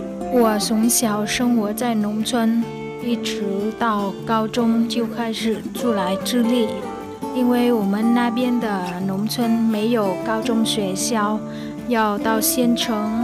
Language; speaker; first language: Chinese; non-native, fluent; Vietnamese